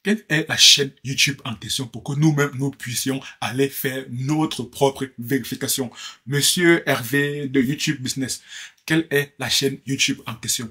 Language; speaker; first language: French; native; French